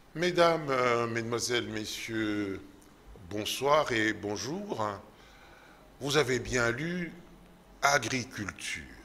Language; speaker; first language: French; non-native, local second language; Lingala